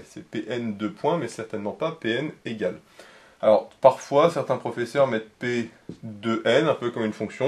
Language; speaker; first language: French; native; French